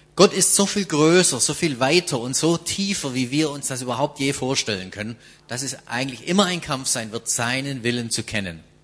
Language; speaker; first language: German; native; German